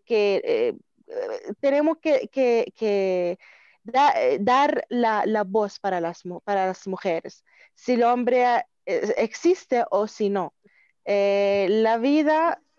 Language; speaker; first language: Spanish; non-native, learner; Arabic